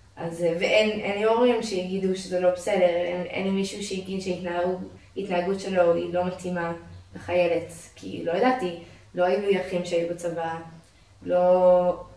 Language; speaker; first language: Hebrew; non-native, fluent; English